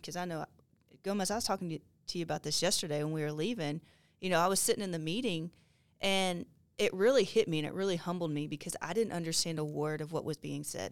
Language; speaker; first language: English; native; English